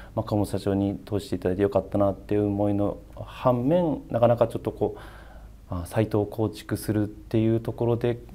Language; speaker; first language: Japanese; native; Japanese